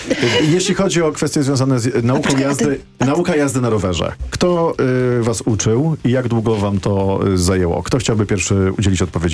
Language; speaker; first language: Polish; native; Polish